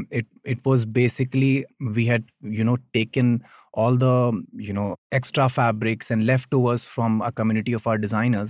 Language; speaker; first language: English; non-native, local second language; Hindi